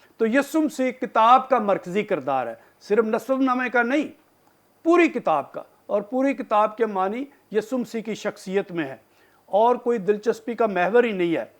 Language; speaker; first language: Urdu; non-native, local second language; Punjabi